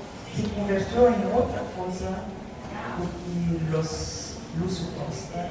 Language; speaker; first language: Spanish; non-native, fluent; Portuguese